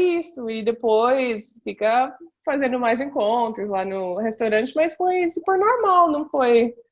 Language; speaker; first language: Portuguese; non-native, fluent; English